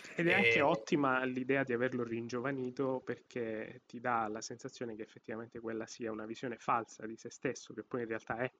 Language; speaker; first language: Italian; native; Italian